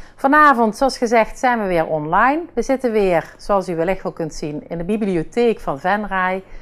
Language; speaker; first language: Dutch; native; Dutch